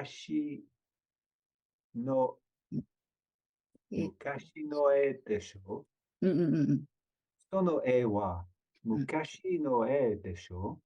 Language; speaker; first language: Japanese; non-native, learner; English